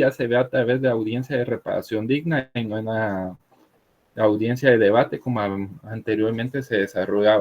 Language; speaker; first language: Spanish; native; Spanish